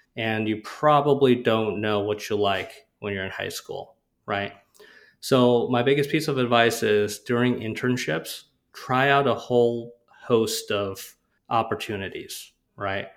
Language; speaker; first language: English; native; English